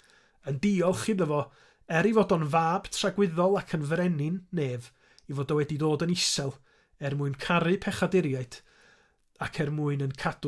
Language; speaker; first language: Welsh; native; Welsh